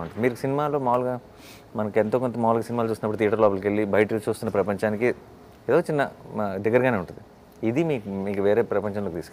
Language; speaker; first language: Telugu; native; Telugu